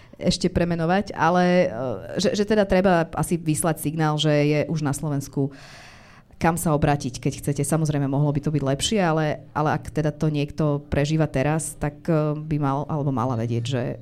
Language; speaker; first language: Slovak; native; Slovak